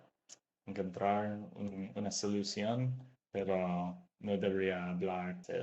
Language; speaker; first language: Spanish; non-native, fluent; English